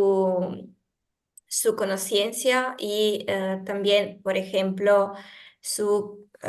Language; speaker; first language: Spanish; non-native, fluent; Italian